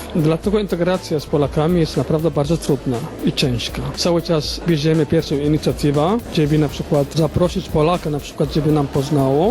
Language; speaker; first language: Polish; non-native, fluent; Somali